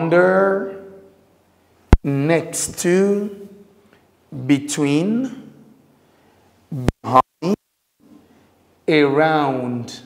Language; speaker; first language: English; non-native, fluent; Lingala